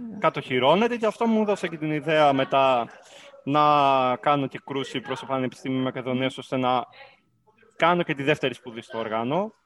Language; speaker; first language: Greek; native; Greek